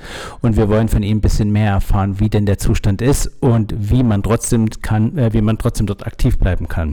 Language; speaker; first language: German; native; German